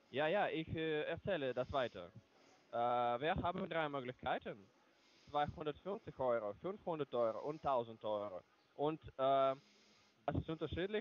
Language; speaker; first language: German; non-native, learner; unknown